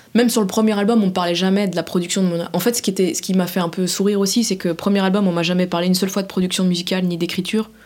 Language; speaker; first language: French; native; French